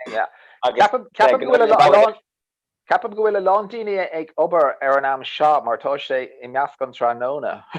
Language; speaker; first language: Irish; non-native, learner; English